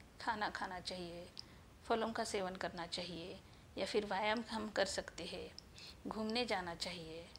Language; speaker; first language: Hindi; non-native, local second language; Marathi